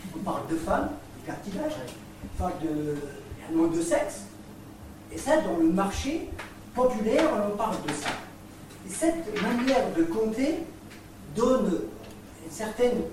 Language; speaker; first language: French; non-native, local second language; Arabic